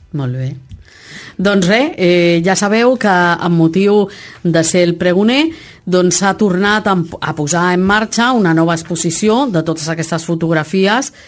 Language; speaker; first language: Catalan; native; Catalan